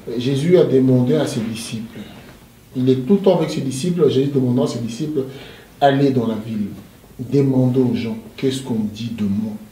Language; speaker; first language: French; non-native, local second language; Lingala